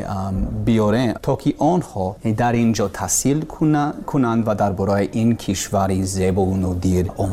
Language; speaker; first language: Persian; non-native, learner; English